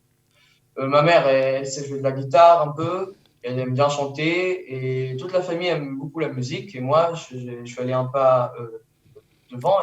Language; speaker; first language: French; early bilingual, heritage; French